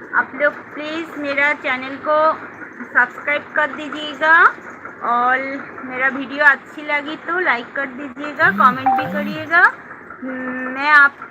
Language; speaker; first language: Hindi; non-native, local second language; Bangla